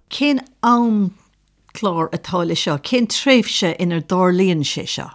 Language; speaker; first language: Irish; native; Irish